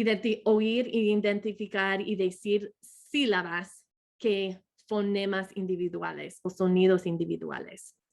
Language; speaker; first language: Spanish; non-native, fluent; English